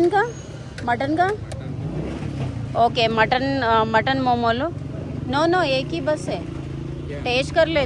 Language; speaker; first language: Hindi; non-native, local second language; Telugu